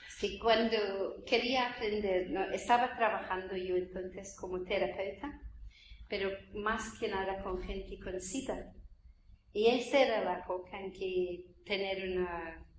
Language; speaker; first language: Spanish; non-native, fluent; English